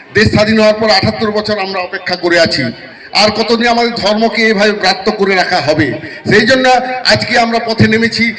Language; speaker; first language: Bangla; non-native, local second language; Santali